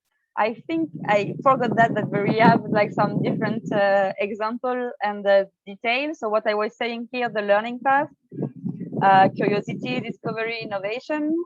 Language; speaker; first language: English; non-native, fluent; French